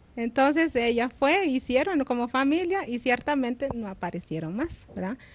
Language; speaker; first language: Spanish; non-native, local second language; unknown